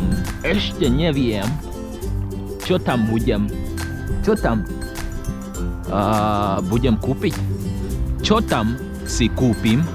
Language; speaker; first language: Slovak; non-native, learner; English